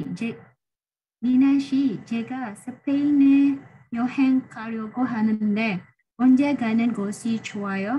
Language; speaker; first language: Korean; non-native, learner; Malay